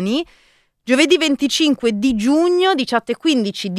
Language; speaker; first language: Italian; native; Italian